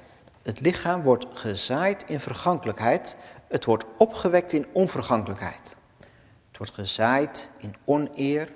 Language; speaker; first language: Dutch; native; Dutch